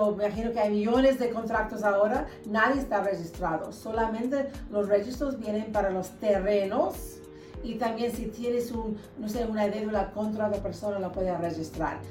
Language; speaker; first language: Spanish; early bilingual, heritage; Spanish